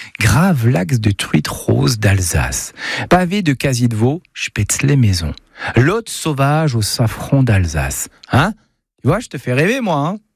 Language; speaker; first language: French; native; French